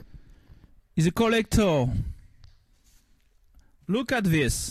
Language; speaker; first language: English; non-native, learner; French